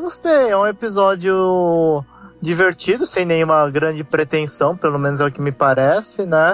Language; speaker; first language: Portuguese; native; Portuguese